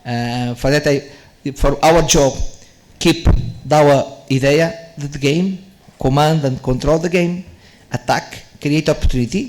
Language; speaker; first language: English; non-native, learner; Portuguese